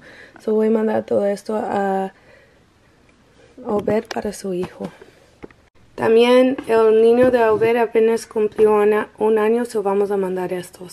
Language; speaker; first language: Spanish; non-native, learner; English